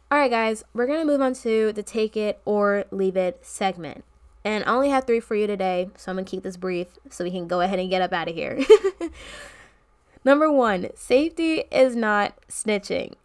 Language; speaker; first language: English; native; English